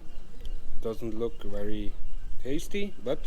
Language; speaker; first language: English; non-native, fluent; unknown